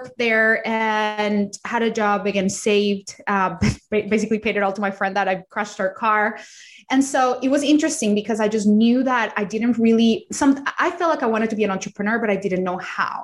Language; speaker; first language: English; non-native, fluent; Spanish